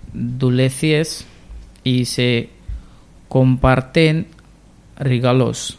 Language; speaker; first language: Spanish; non-native, learner; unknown